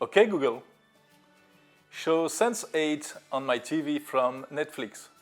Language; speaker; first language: English; non-native, fluent; French